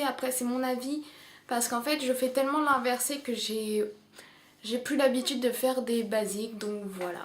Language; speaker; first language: French; native; French